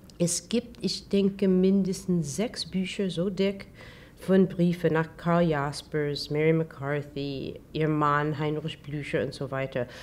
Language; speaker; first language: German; non-native, learner; English